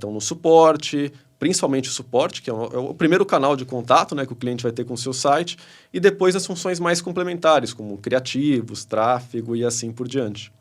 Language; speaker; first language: Portuguese; early bilingual, other home language; Spanish